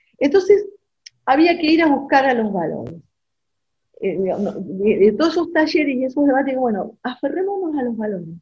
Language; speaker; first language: Spanish; non-native, local second language; German